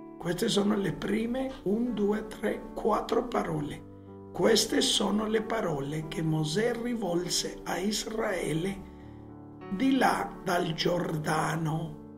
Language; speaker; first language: Italian; non-native, fluent; Spanish